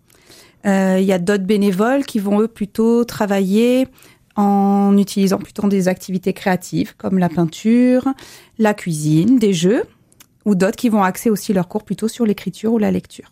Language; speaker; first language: French; native; French